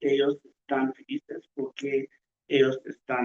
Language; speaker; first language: Spanish; non-native, learner; English